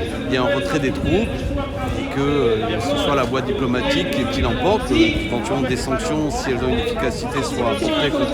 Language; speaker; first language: French; native; French